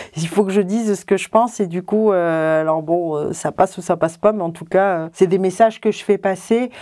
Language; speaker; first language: French; native; French